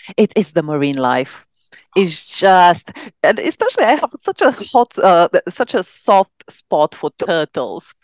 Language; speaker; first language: English; non-native, fluent; Romanian